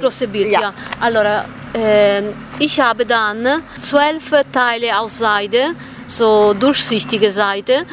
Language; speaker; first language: German; non-native, fluent; Italian